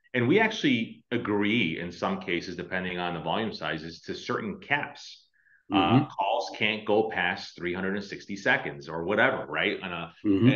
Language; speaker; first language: English; native; English